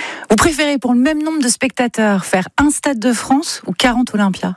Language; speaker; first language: French; native; French